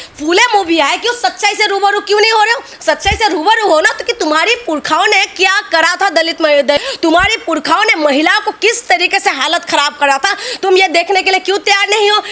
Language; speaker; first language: Hindi; non-native, local second language; Assamese